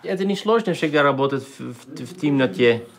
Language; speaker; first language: Russian; non-native, fluent; Dutch